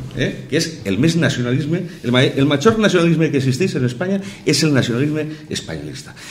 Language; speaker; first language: Spanish; non-native, local second language; Catalan